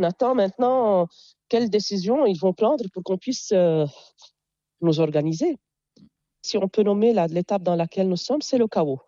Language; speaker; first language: French; non-native, local second language; Arabic